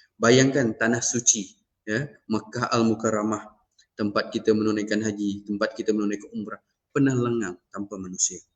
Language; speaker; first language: Malay; non-native, local second language; Iban